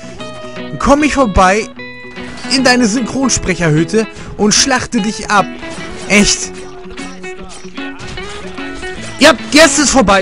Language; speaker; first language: German; native; German